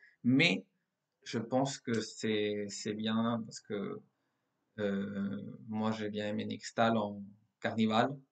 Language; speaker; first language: French; non-native, fluent; Spanish